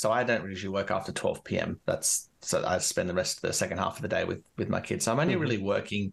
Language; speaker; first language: English; native; English